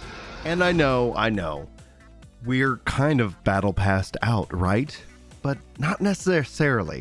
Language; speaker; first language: English; native; English